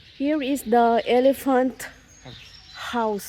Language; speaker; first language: English; non-native, local second language; Filipino